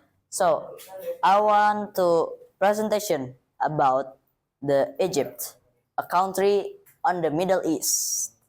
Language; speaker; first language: English; non-native, learner; Indonesian